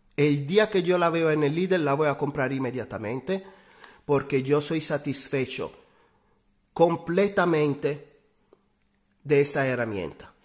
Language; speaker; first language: Spanish; non-native, fluent; Italian